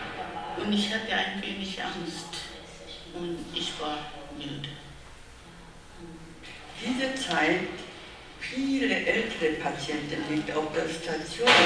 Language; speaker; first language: German; non-native, fluent; Korean